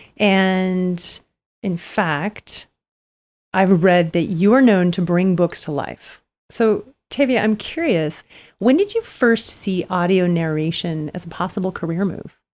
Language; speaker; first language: English; native; English